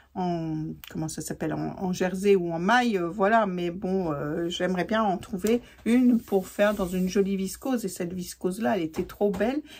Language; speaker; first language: French; native; French